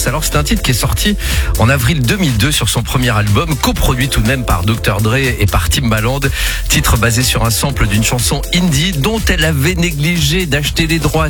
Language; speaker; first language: French; native; French